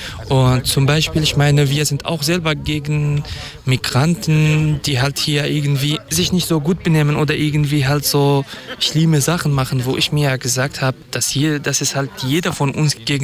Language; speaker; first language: German; non-native, fluent; Kurdish